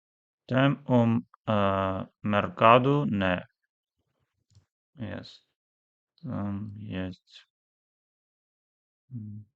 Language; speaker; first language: Portuguese; non-native, learner; Armenian